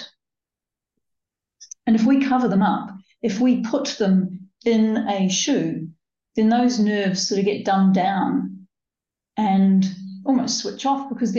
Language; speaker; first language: English; native; English